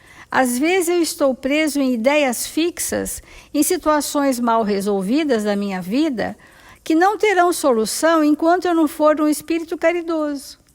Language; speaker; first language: Portuguese; native; Portuguese